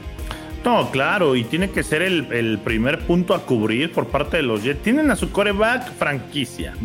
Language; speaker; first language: Spanish; native; Spanish